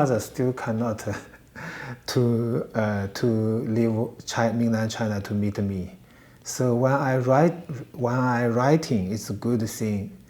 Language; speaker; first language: English; non-native, learner; Chinese